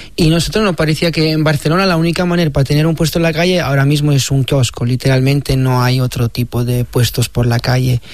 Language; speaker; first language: Spanish; non-native, fluent; Italian